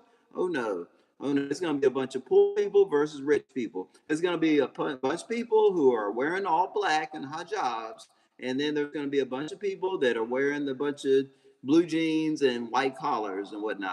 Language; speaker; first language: English; native; English